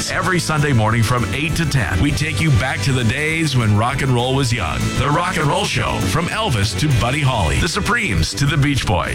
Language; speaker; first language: English; native; English